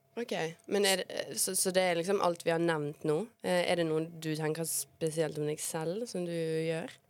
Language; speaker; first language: Norwegian; early bilingual, other home language; Bosnian